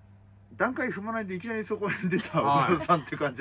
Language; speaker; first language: Japanese; native; Japanese